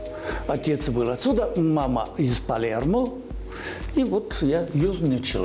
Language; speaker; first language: Russian; non-native, learner; Italian